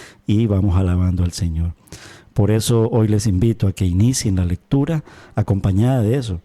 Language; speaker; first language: Spanish; native; Spanish